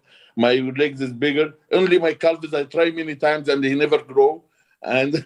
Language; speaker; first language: English; non-native, learner; Arabic